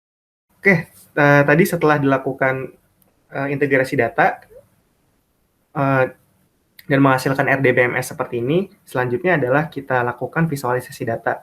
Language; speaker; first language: Indonesian; native; Indonesian